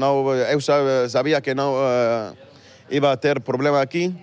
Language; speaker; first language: Portuguese; non-native, fluent; Arabic